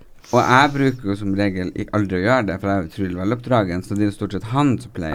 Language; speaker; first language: Norwegian; native; Norwegian